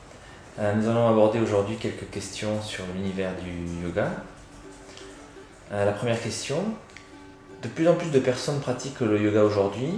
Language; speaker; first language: French; native; French